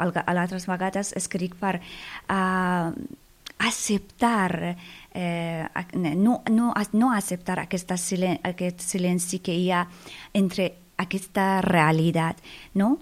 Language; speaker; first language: Catalan; non-native, fluent; Persian